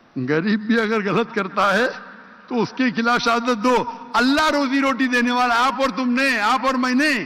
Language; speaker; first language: Urdu; non-native, local second language; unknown